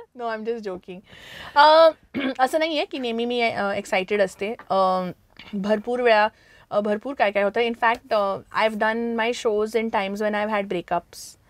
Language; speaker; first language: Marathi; early bilingual, heritage; Marathi